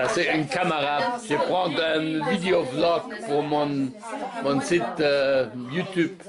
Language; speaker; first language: French; non-native, learner; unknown